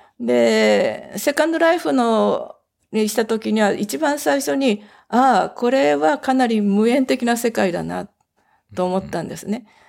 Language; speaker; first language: Japanese; native; Japanese